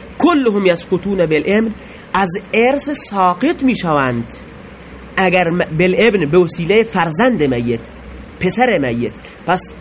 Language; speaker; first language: Persian; native; Persian